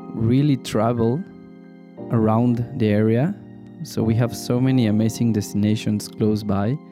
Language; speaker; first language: English; non-native, fluent; Spanish